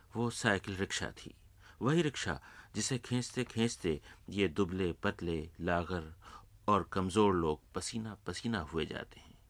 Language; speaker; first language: Urdu; native; Urdu